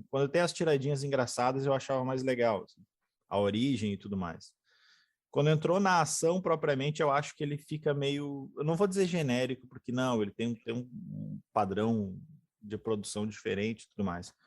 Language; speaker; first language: Portuguese; native; Portuguese